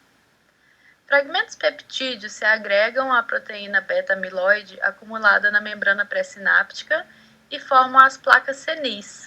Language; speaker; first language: Portuguese; native; Portuguese